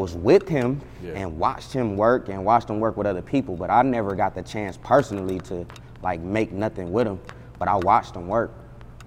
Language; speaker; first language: English; native; English